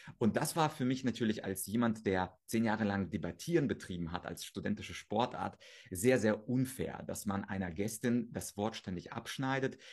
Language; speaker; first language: German; early bilingual, other home language; Russian